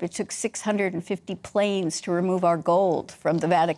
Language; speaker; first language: English; native; English